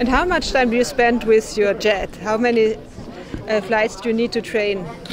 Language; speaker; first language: English; non-native, fluent; German